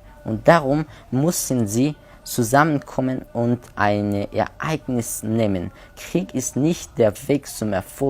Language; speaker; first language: German; non-native, learner; Persian